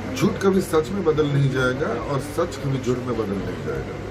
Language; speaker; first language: Hindi; non-native, local second language; Bangla